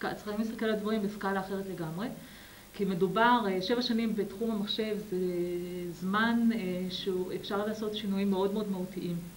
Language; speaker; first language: Hebrew; native; Hebrew